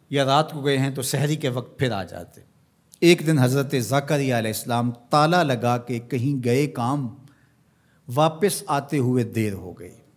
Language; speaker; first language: Urdu; non-native, local second language; Punjabi